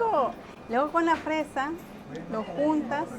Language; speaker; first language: Spanish; native; Spanish